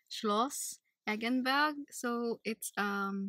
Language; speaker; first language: English; non-native, local second language; Filipino